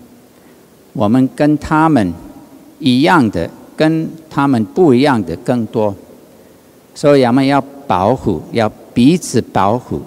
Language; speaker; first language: Chinese; non-native, learner; English